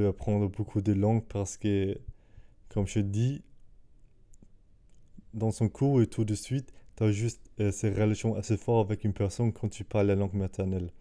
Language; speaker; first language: French; non-native, fluent; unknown